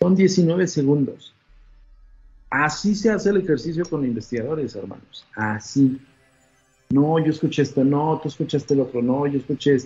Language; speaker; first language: Spanish; native; Spanish